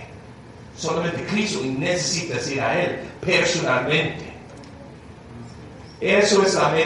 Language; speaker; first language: Spanish; non-native, learner; English